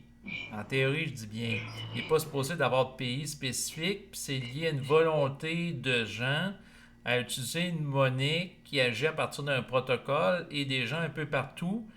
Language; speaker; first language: French; native; French